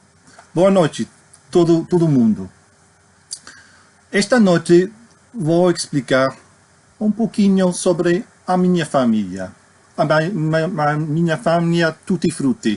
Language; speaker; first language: Portuguese; non-native, fluent; English